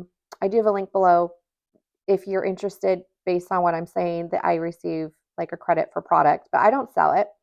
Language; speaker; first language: English; native; English